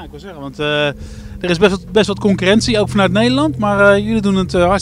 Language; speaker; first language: Dutch; native; Dutch